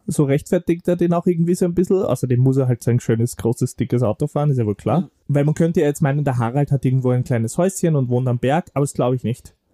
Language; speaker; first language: German; native; German